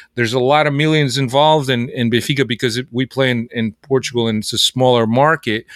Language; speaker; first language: English; early bilingual, other home language; Portuguese